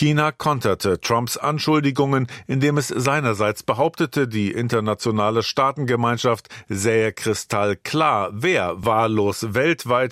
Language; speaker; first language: German; native; German